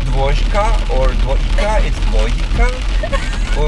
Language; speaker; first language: German; non-native, learner; Bosnian